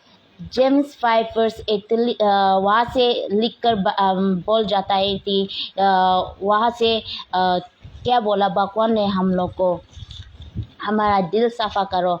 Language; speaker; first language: Hindi; non-native, local second language; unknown